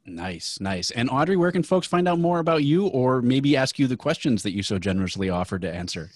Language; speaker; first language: English; native; English